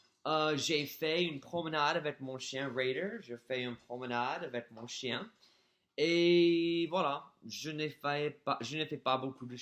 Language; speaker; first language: French; non-native, fluent; English